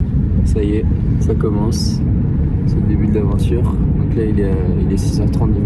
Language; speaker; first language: French; native; French